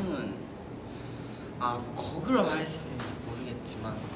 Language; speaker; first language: Korean; non-native, fluent; Japanese